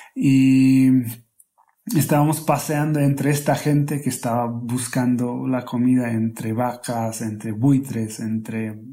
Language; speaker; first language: Spanish; non-native, fluent; Slovak